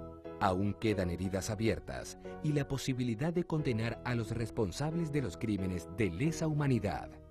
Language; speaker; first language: Spanish; native; Spanish